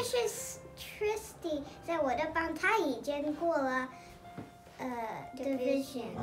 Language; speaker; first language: Chinese; early bilingual, heritage; Chinese